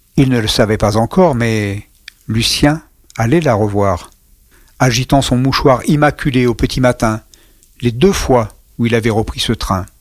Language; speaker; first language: French; native; French